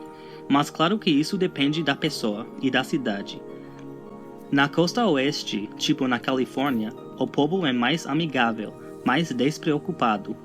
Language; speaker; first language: Portuguese; non-native, fluent; English